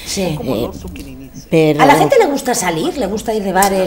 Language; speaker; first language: Spanish; native; Spanish